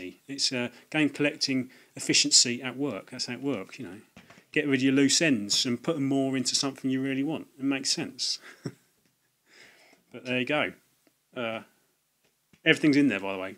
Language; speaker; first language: English; native; English